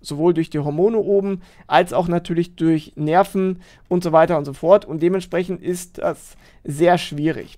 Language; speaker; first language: German; native; German